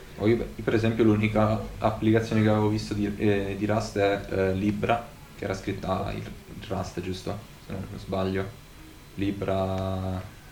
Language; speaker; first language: Italian; native; Italian